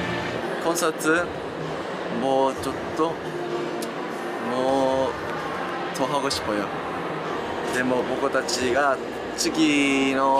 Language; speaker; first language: Japanese; non-native, learner; Korean